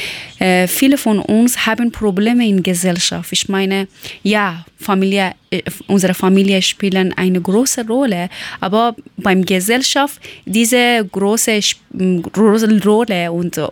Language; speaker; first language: German; non-native, learner; Persian